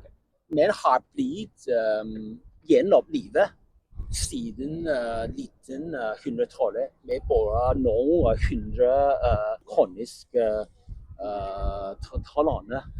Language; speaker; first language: Norwegian; non-native, learner; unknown